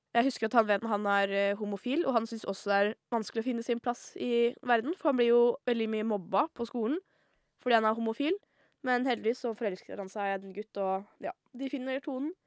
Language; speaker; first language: Norwegian; native; Norwegian